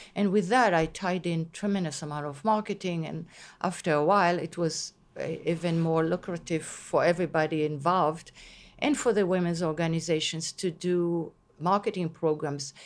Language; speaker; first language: English; non-native, fluent; Hebrew